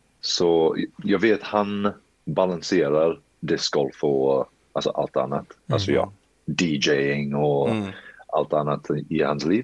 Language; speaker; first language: Swedish; early bilingual, heritage; Swedish